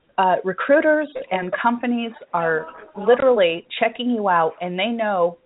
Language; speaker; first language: English; native; English